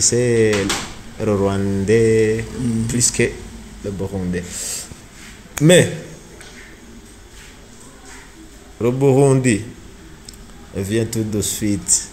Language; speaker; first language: French; non-native, learner; Rundi